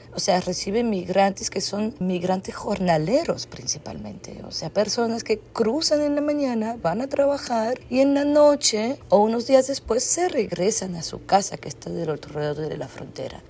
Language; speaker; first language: Spanish; non-native, fluent; French